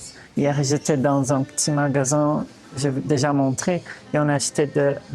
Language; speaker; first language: French; non-native, fluent; Portuguese